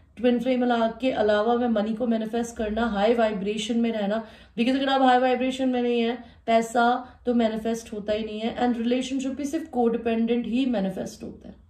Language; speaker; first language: Hindi; native; Hindi